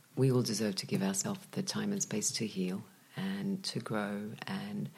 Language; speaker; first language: English; native; English